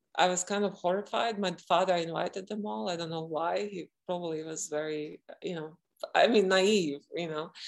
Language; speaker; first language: English; non-native, fluent; Latvian